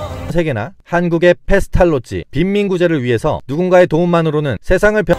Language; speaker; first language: Korean; native; Korean